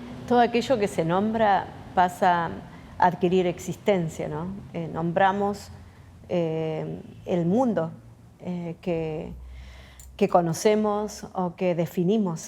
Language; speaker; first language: Spanish; native; Spanish